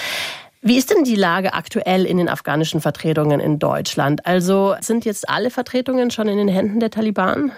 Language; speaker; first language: German; native; German